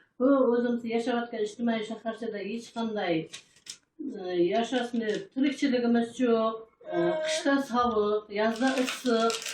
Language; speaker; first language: Uzbek; non-native, local second language; Kara-Kalpak